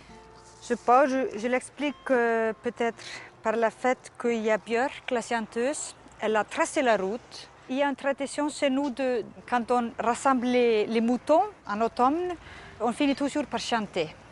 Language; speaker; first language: French; non-native, fluent; Icelandic